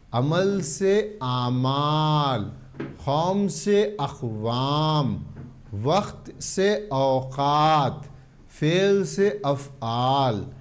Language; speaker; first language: Urdu; native; Urdu